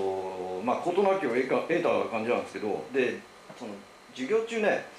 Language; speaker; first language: Japanese; native; Japanese